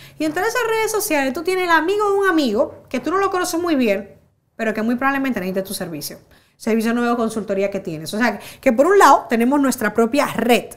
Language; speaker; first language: Spanish; native; Spanish